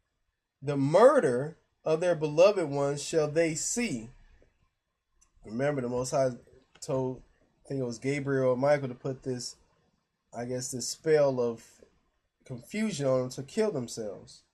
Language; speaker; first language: English; native; English